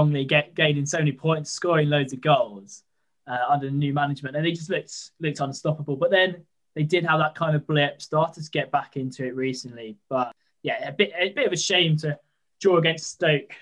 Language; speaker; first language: English; native; English